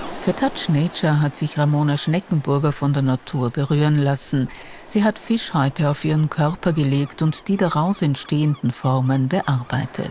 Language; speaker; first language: German; native; German